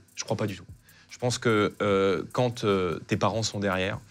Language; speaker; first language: French; native; French